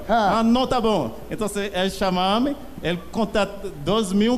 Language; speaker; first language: Portuguese; non-native, learner; Haitian Creole